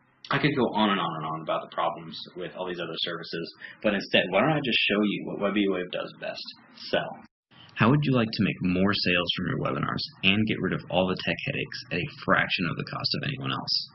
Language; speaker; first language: English; native; English